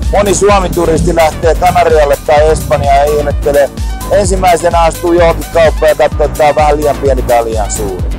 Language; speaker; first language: Finnish; native; Finnish